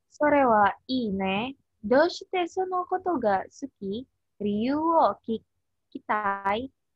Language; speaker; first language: Japanese; non-native, learner; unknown